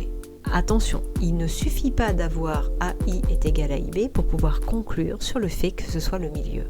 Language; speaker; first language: French; native; French